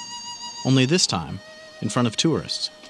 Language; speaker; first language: English; native; English